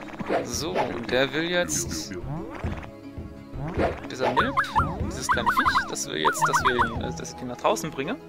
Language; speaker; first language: German; native; German